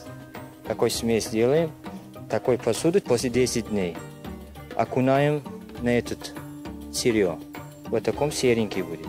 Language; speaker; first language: Russian; non-native, learner; Uzbek